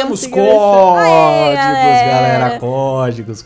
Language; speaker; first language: Portuguese; native; Portuguese